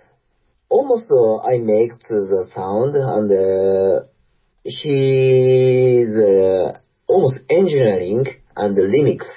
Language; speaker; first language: English; non-native, learner; Japanese